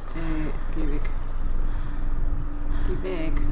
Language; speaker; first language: German; native; German